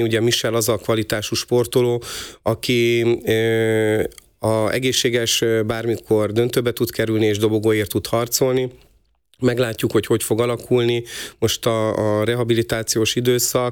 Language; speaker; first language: Hungarian; native; Hungarian